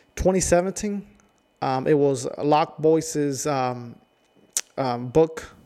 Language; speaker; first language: English; non-native, fluent; Spanish